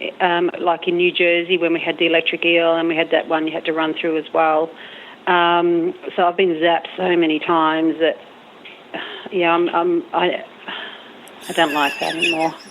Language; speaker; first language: English; native; English